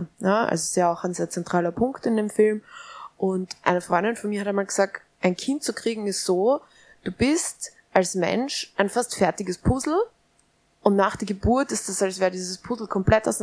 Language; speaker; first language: German; native; German